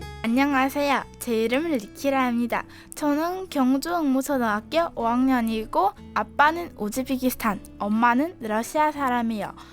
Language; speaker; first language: Korean; early bilingual, other home language; Russian